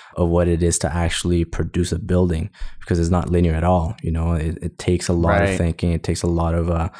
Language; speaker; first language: English; early bilingual, other home language; Spanish